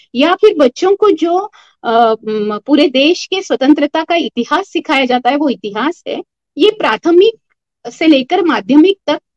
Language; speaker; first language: Hindi; non-native, local second language; Marathi